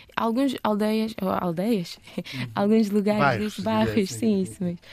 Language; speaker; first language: Portuguese; non-native, learner; Turkish